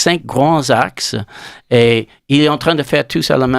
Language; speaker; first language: French; non-native, learner; English